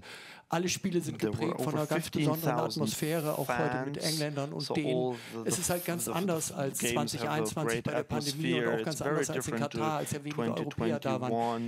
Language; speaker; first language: German; native; German